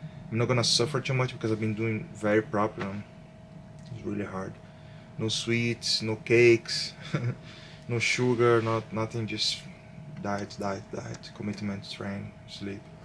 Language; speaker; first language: English; non-native, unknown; Portuguese